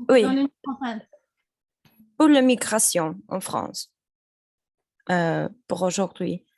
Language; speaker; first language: French; non-native, learner; Polish